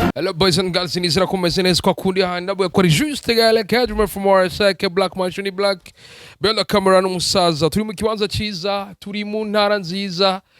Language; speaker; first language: Rundi; native; Rundi